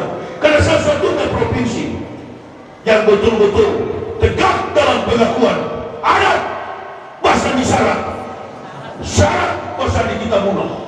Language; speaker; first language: Indonesian; native; Indonesian